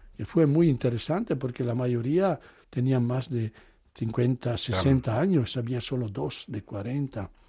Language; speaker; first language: Spanish; non-native, fluent; Italian